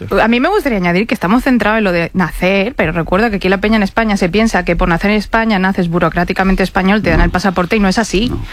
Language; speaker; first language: Spanish; early bilingual, other home language; Chinese